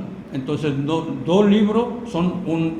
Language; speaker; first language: Spanish; non-native, fluent; Korean